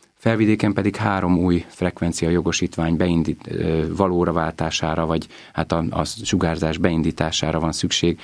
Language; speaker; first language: Hungarian; native; Hungarian